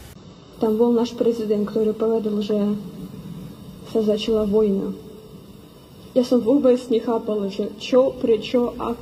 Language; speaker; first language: Slovak; non-native, learner; Ukrainian